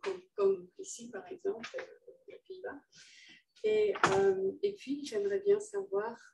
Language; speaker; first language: French; non-native, fluent; Dutch